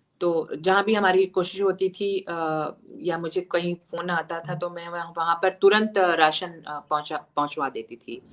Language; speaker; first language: Hindi; native; Hindi